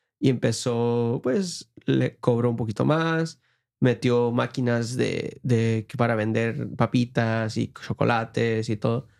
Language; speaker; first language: Spanish; early bilingual, heritage; Spanish